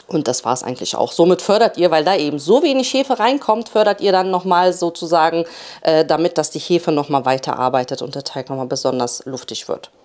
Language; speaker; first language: German; early bilingual, other home language; Polish